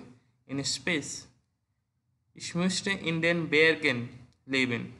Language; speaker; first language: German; non-native, learner; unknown